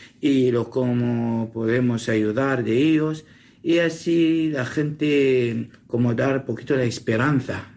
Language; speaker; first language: Spanish; non-native, learner; Assyrian Neo-Aramaic